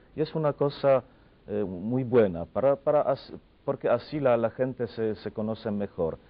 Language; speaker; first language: Spanish; non-native, fluent; Polish